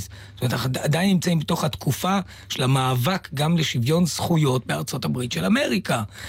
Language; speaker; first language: Hebrew; native; Hebrew